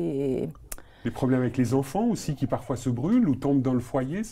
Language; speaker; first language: French; native; French